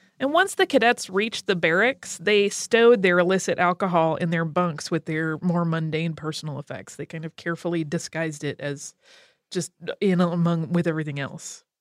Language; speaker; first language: English; native; English